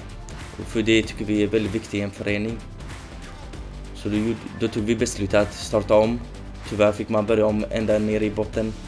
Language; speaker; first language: Swedish; early bilingual, other home language; Kurdish